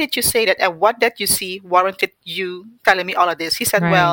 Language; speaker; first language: English; non-native, fluent; Dutch